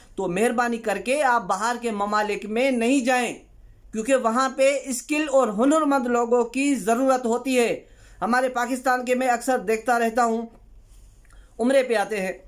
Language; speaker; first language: Urdu; non-native, local second language; Sindhi